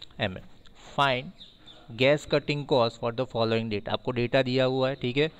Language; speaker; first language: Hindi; non-native, local second language; Gujarati